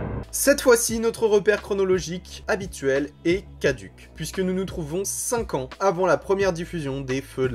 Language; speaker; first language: French; native; French